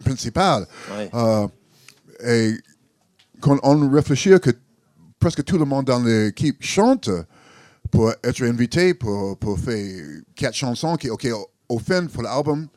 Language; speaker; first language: French; non-native, learner; English